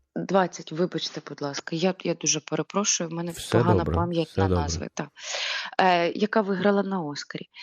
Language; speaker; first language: Ukrainian; native; Ukrainian